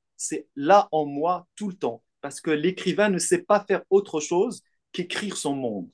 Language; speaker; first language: French; non-native, local second language; Arabic